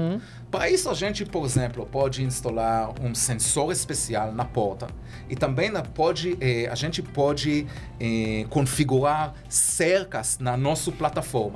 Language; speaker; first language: Portuguese; non-native, learner; Hebrew